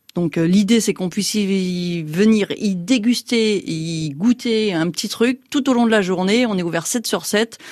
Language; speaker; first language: French; native; French